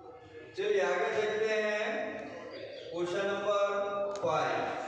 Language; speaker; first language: Hindi; native; Hindi